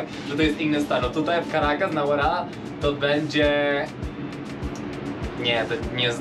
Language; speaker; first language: Polish; non-native, learner; Spanish